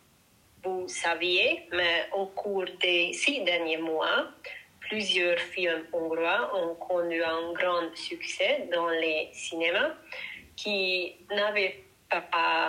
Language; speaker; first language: French; non-native, learner; Hungarian